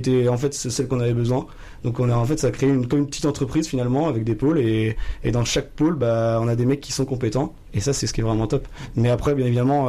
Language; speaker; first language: French; native; French